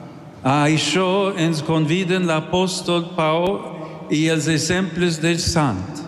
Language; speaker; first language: Catalan; non-native, fluent; English